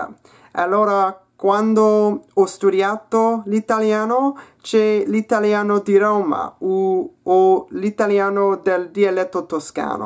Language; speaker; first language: Italian; non-native, learner; English